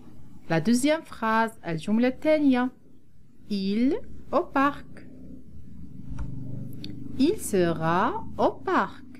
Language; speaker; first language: French; non-native, local second language; Arabic